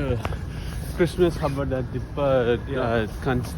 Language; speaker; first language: Kannada; non-native, learner; English